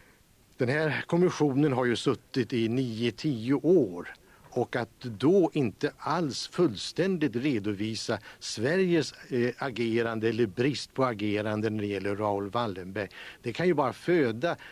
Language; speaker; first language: Swedish; native; Swedish